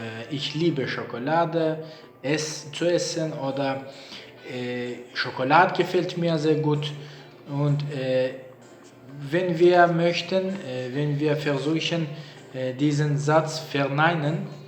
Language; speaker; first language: German; non-native, learner; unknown